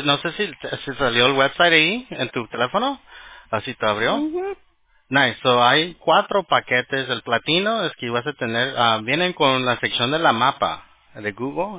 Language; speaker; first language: Spanish; early bilingual, heritage; Spanish